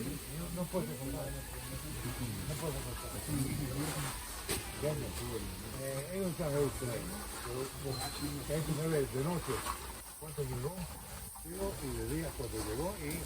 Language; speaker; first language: Spanish; non-native, fluent; Hebrew